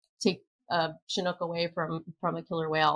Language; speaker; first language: English; native; English